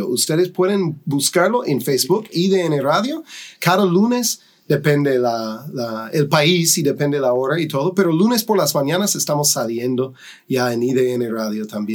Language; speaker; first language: Spanish; non-native, fluent; English